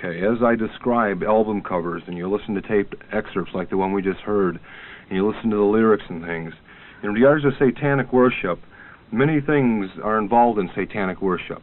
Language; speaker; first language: English; native; English